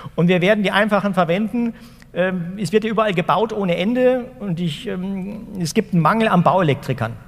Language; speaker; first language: German; native; German